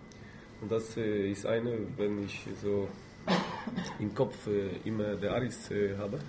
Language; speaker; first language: German; non-native, fluent; Polish